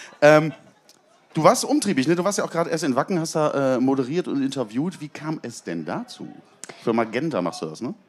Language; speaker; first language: German; native; German